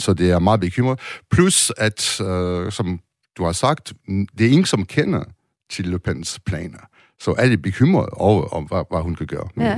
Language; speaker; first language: Danish; non-native, learner; French